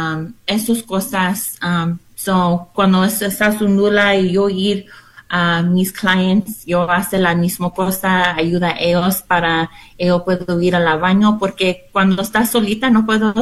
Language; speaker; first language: Spanish; non-native, learner; English